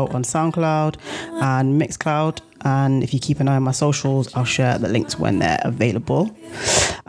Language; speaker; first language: English; native; English